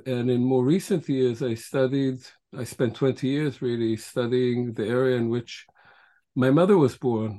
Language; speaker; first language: English; non-native, fluent; Hebrew